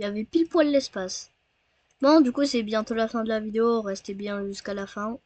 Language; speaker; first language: French; native; French